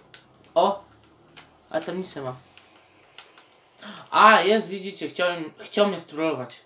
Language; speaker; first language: Polish; native; Polish